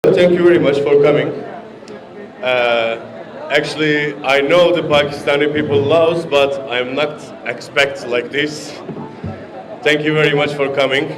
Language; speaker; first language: English; non-native, learner; Turkish